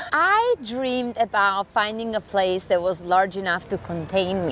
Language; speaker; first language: English; non-native, fluent; Italian